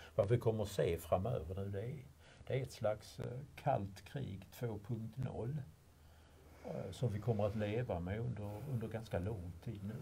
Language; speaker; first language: Swedish; native; Swedish